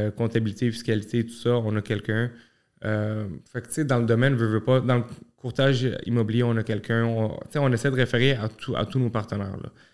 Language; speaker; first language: French; early bilingual, other home language; Arabic